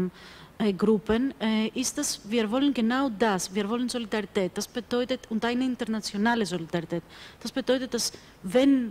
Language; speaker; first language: German; non-native, fluent; Greek